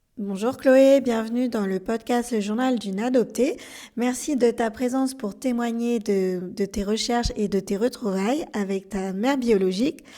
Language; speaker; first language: French; native; French